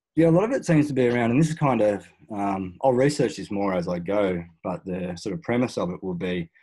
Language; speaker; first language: English; native; English